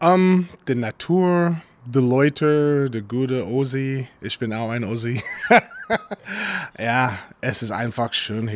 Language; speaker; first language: German; non-native, fluent; English